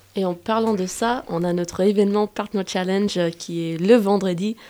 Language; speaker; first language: French; non-native, fluent; English